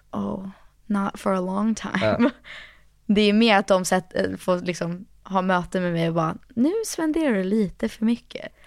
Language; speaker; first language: Swedish; native; Swedish